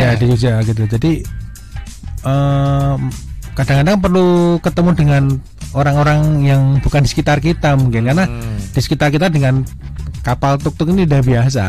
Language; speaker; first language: Indonesian; native; Indonesian